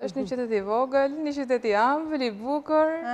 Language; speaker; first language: Albanian; early bilingual, heritage; Albanian